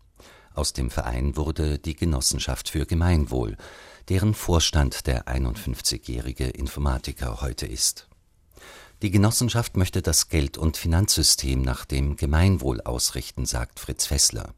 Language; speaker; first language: German; native; German